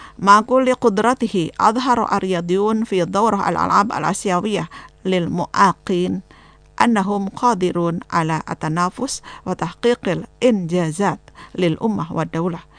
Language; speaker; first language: Arabic; non-native, fluent; Indonesian